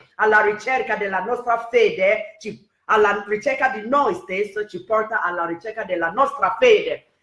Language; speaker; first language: Italian; non-native, fluent; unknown